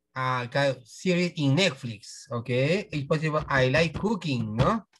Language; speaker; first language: English; non-native, learner; Spanish